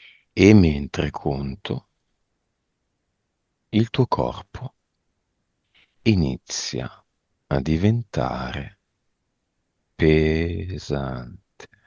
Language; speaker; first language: Italian; native; Italian